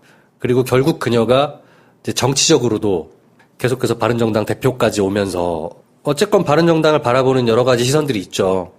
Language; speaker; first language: Korean; native; Korean